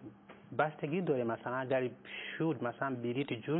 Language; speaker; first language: Persian; non-native, fluent; Nyanja